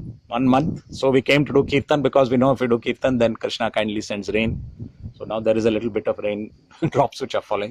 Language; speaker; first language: English; non-native, local second language; Tamil